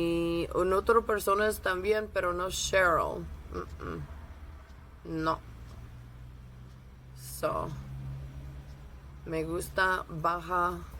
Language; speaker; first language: Spanish; non-native, learner; English